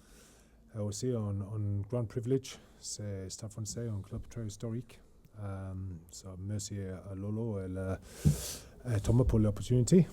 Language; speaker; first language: French; non-native, learner; English